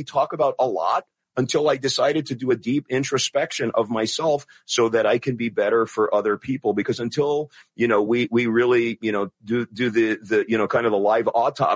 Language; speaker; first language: English; non-native, local second language; Italian